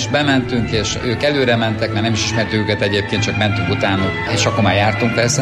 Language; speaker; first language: Hungarian; native; Hungarian